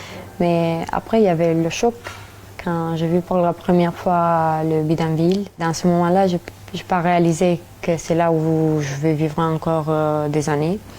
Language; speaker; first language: French; early bilingual, other home language; Romanian